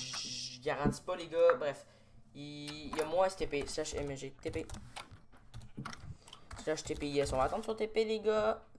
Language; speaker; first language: French; native; French